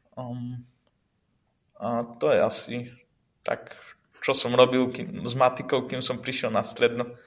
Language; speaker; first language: Slovak; native; Slovak